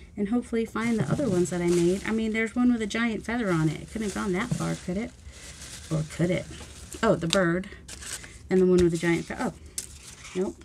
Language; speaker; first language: English; native; English